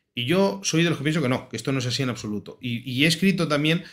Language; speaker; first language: Spanish; native; Spanish